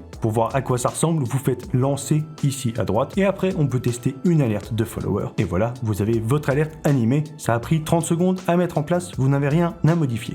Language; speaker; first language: French; native; French